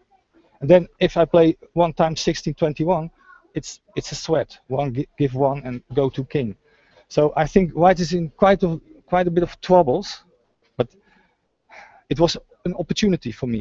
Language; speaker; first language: English; non-native, fluent; Dutch